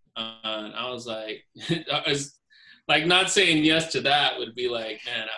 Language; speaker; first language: English; native; English